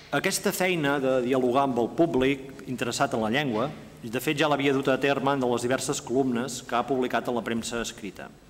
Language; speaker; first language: Catalan; native; Catalan